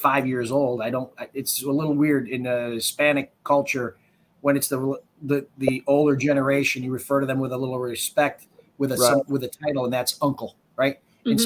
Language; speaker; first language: English; native; English